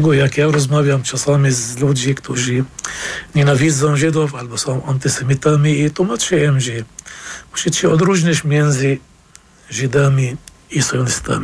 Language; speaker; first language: Polish; non-native, fluent; Arabic